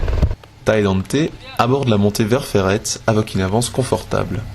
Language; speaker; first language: French; native; French